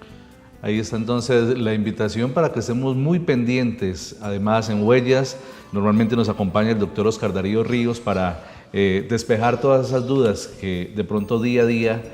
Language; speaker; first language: Spanish; native; Spanish